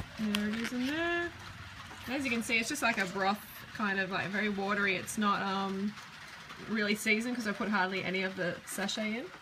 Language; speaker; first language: English; native; English